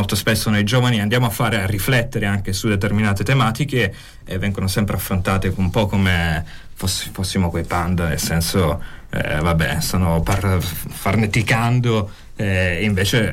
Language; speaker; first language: Italian; native; Italian